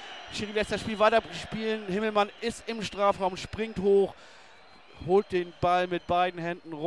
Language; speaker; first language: German; native; German